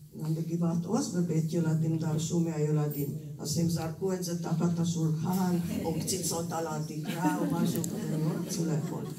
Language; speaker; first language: Hebrew; non-native, fluent; Hungarian